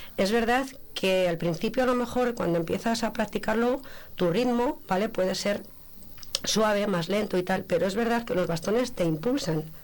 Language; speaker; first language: Spanish; native; Spanish